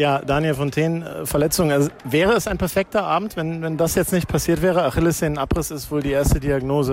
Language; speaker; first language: German; native; German